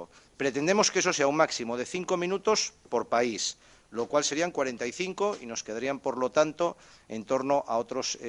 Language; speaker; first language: Spanish; native; Spanish